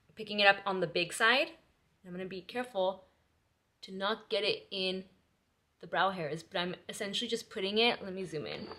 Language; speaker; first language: English; early bilingual, other home language; Spanish